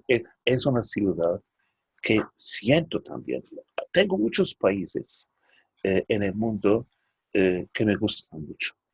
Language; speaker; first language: Spanish; early bilingual, heritage; Turkish